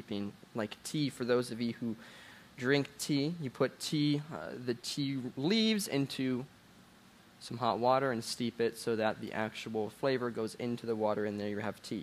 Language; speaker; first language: English; native; English